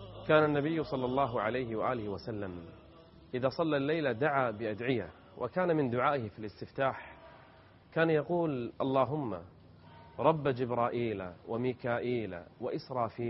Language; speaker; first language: Arabic; native; Arabic